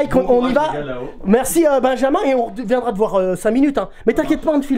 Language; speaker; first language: French; native; French